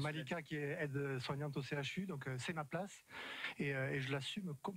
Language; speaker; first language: French; native; French